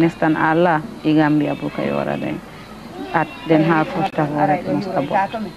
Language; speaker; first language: Swedish; non-native, fluent; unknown